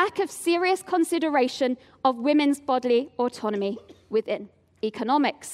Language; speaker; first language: English; native; English